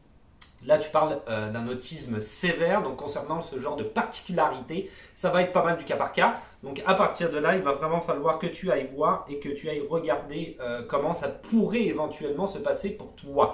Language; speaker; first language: French; native; French